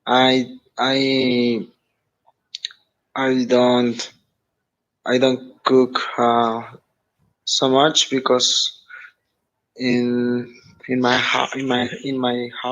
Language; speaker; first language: English; non-native, learner; Spanish